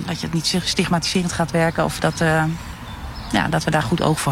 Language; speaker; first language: Dutch; native; Dutch